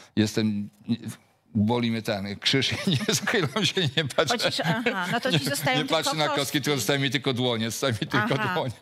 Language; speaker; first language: Polish; native; Polish